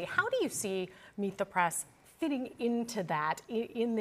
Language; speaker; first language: English; native; English